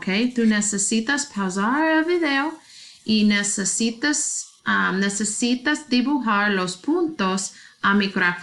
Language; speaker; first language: Spanish; non-native, learner; English